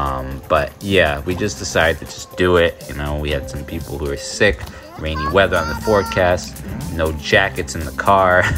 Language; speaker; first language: English; native; English